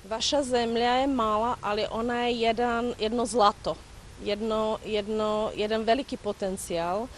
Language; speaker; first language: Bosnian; non-native, fluent; Czech